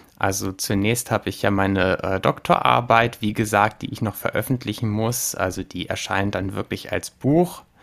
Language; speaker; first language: German; native; German